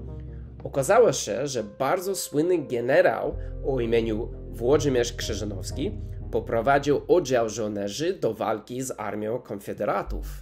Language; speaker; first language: Polish; non-native, learner; English